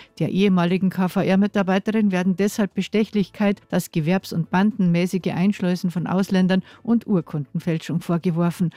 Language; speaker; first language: German; native; German